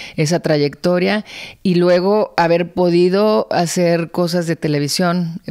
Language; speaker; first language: Spanish; native; Spanish